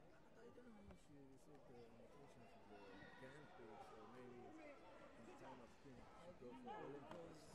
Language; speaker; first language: English; non-native, learner; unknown